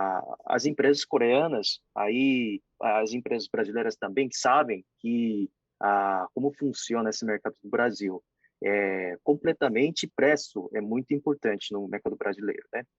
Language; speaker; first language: Portuguese; non-native, fluent; Korean